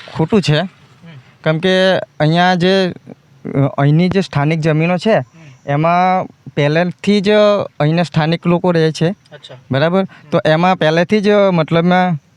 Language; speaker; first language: Gujarati; non-native, local second language; Bhili